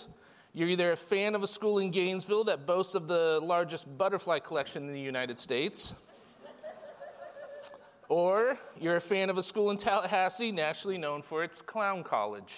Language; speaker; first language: English; native; English